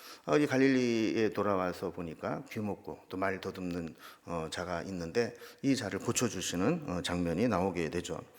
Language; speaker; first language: Korean; native; Korean